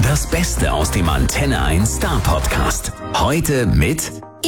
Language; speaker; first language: German; native; German